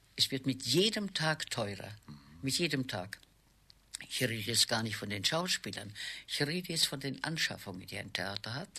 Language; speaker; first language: German; native; German